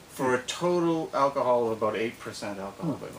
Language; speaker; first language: English; native; English